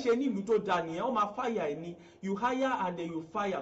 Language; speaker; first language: English; non-native, local second language; Yoruba